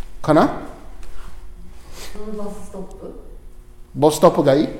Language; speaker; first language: Japanese; non-native, learner; English